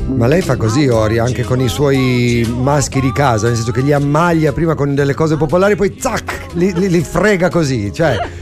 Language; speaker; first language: Italian; native; Italian